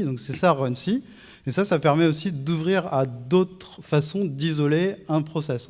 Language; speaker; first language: French; native; French